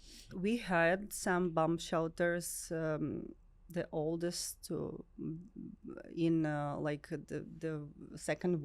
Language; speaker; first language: English; non-native, learner; Ukrainian